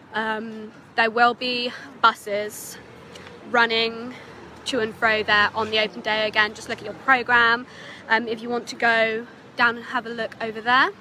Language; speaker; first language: English; native; English